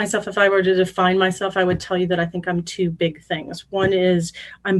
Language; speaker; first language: English; native; English